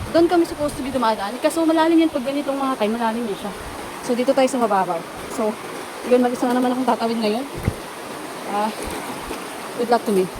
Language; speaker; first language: Filipino; non-native, local second language; Chavacano